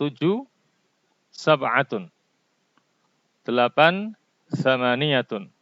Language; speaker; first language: Arabic; non-native, fluent; Indonesian